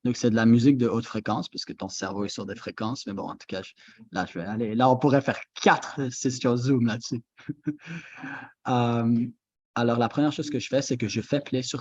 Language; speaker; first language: French; native; French